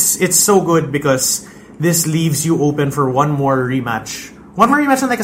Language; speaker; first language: English; non-native, local second language; Filipino